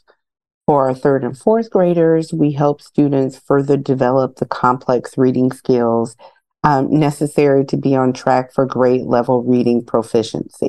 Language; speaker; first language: English; native; English